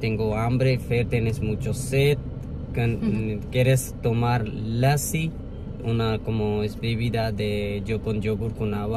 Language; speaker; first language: Spanish; non-native, learner; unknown